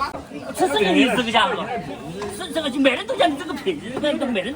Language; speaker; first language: Chinese; native; Chinese